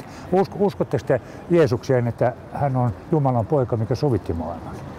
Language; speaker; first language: Finnish; native; Finnish